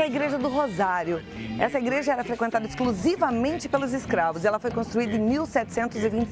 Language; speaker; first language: Portuguese; native; Portuguese